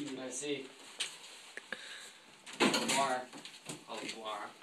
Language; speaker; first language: French; non-native, learner; English